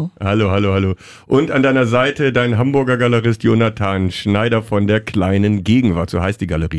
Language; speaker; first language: German; native; German